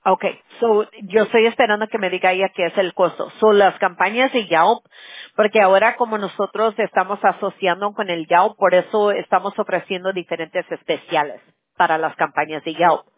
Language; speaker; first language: Spanish; early bilingual, heritage; Spanish